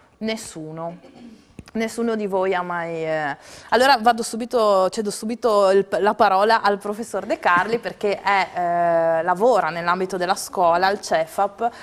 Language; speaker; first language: Italian; native; Italian